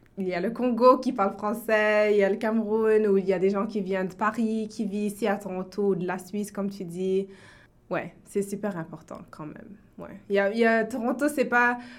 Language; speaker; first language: French; early bilingual, heritage; French